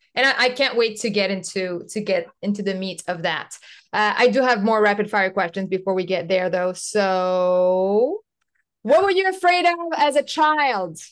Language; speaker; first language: English; non-native, local second language; French